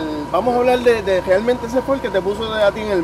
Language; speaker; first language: Spanish; native; Spanish